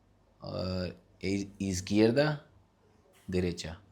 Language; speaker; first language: Spanish; non-native, learner; Hindi